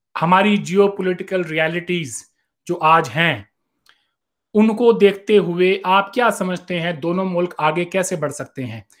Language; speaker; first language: Hindi; native; Hindi